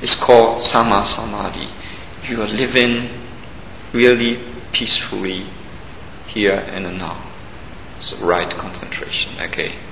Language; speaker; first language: English; non-native, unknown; Burmese